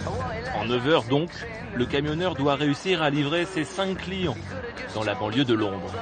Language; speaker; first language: French; native; French